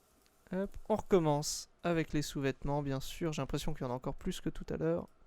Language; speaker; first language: French; native; French